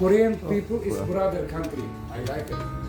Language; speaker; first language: English; non-native, learner; Turkish